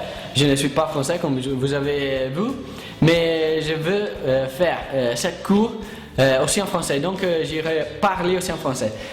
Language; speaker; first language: French; non-native, learner; Italian